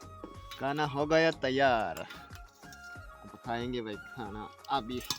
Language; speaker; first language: Hindi; non-native, local second language; Chakma